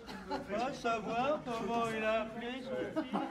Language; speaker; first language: French; native; French